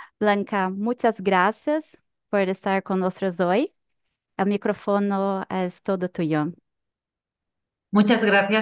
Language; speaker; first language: Spanish; non-native, fluent; Portuguese